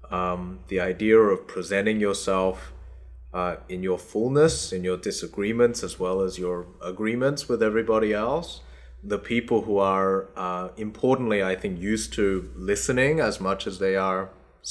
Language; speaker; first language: English; early bilingual, other home language; Korean